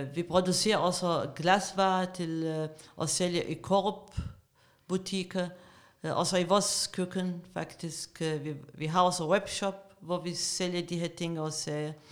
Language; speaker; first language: Danish; non-native, fluent; Arabic